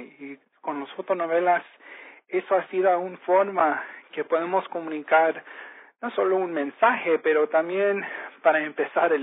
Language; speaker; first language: Spanish; early bilingual, heritage; Spanish